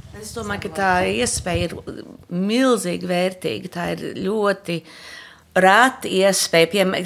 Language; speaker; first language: Latvian; early bilingual, heritage; Latvian